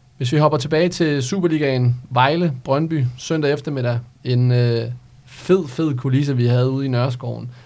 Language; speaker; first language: Danish; early bilingual, other home language; Serbian